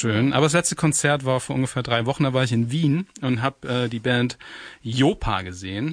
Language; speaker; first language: German; native; German